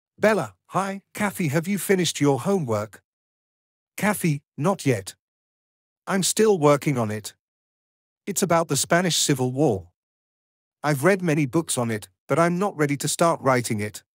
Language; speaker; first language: English; non-native, learner; Indonesian